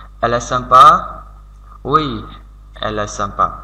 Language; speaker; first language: French; non-native, learner; Vietnamese